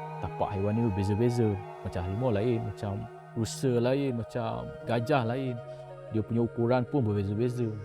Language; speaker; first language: Malay; non-native, local second language; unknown